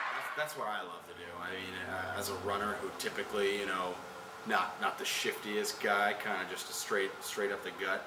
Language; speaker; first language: English; native; English